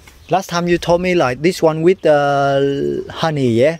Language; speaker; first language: English; non-native, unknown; Vietnamese